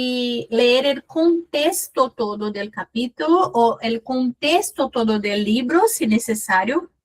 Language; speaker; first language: Spanish; non-native, fluent; Portuguese